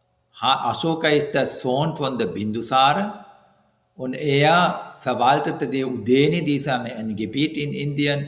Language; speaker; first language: German; non-native, learner; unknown